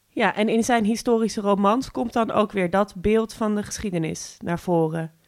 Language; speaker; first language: Dutch; native; Dutch